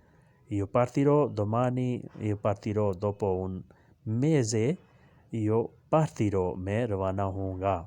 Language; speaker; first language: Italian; non-native, learner; Urdu